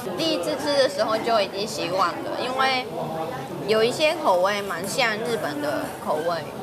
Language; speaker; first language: Chinese; non-native, fluent; Japanese